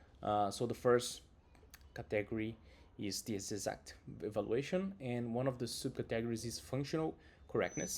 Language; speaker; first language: English; non-native, fluent; Portuguese